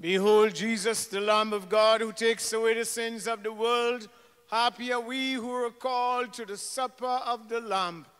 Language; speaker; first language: English; native; English